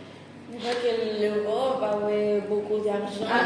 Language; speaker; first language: French; non-native, fluent; Spanish